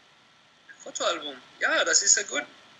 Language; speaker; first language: German; non-native, learner; Spanish